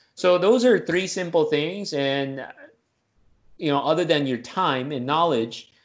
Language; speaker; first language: English; non-native, local second language; Filipino